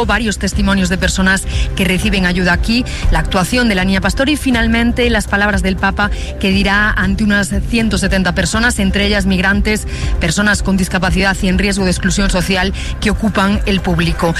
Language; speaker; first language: Spanish; native; Spanish